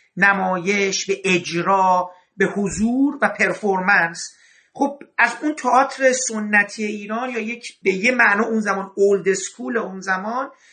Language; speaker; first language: Persian; native; Persian